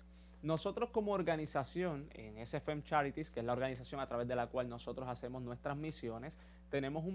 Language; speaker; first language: Spanish; native; Spanish